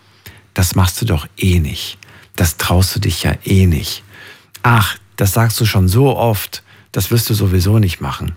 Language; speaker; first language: German; native; German